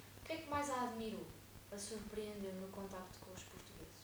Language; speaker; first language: Portuguese; non-native, learner; Italian